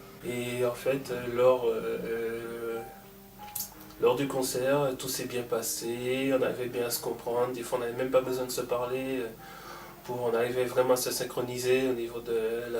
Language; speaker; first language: French; native; French